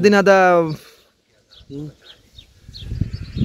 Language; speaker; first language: Arabic; non-native, learner; Bangla